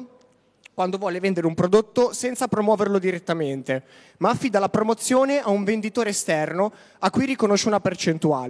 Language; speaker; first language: Italian; native; Italian